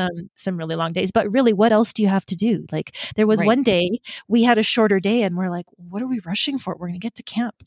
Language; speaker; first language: English; native; English